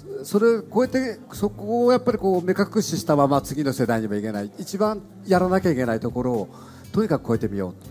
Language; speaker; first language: Japanese; native; Japanese